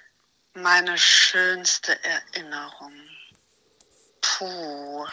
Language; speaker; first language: German; native; German